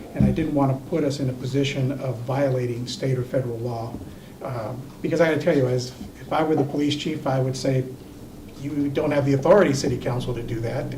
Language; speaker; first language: English; early bilingual, other home language; Spanish